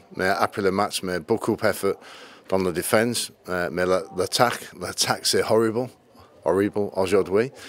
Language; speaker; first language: French; non-native, learner; English